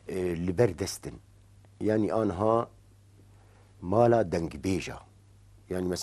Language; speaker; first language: Kurdish; native; Kurdish